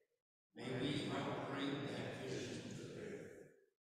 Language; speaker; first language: English; native; English